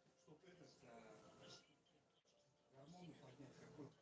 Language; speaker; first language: Russian; native; Russian